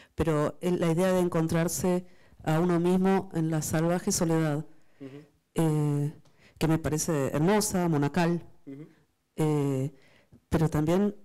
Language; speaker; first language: Spanish; native; Spanish